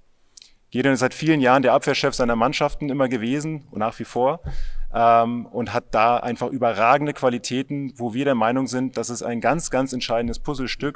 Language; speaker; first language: German; native; German